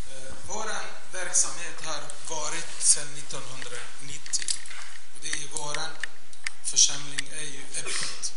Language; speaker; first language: Swedish; non-native, fluent; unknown